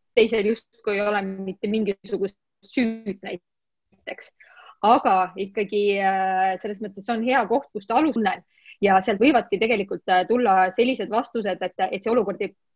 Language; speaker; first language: Estonian; non-native, local second language; Russian